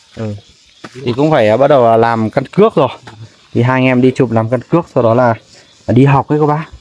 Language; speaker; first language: Vietnamese; non-native, local second language; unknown